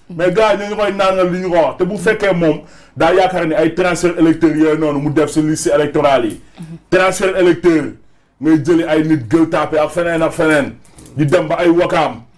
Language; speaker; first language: Wolof; native; Wolof